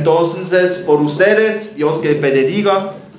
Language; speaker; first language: Spanish; non-native, learner; German